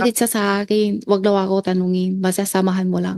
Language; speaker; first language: Filipino; non-native, learner; Chinese